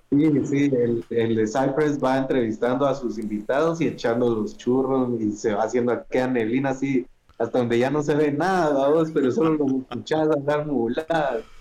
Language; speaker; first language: Spanish; native; Spanish